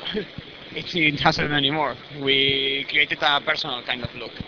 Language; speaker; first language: English; non-native, learner; Spanish